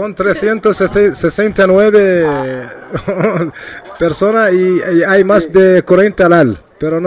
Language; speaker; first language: Spanish; non-native, learner; Arabic